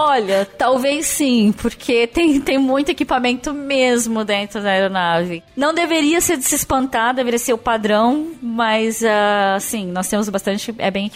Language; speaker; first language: Portuguese; native; Portuguese